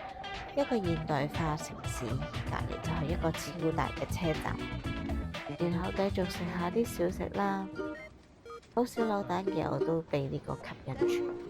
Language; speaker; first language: Cantonese; native; Cantonese